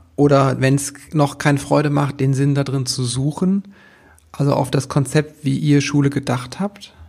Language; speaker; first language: German; native; German